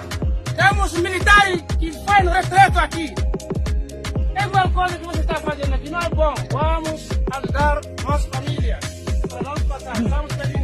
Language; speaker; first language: Portuguese; non-native, fluent; Haitian Creole